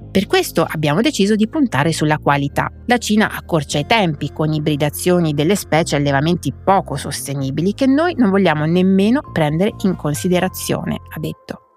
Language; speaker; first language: Italian; native; Italian